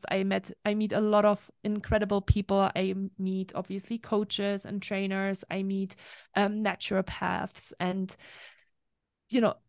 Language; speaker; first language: English; non-native, fluent; German